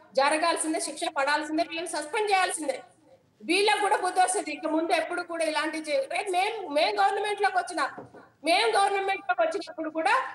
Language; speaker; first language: Telugu; native; Telugu